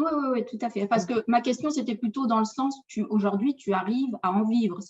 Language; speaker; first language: French; native; French